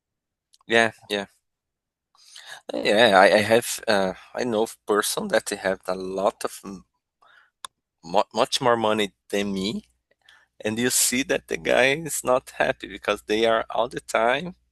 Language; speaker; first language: English; non-native, learner; Portuguese